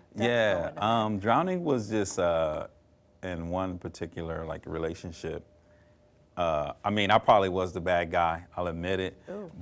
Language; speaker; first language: English; native; English